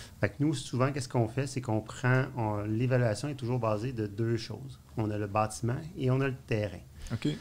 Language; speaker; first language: French; native; French